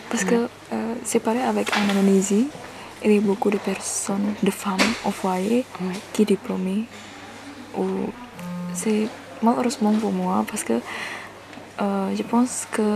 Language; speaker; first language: French; non-native, learner; Indonesian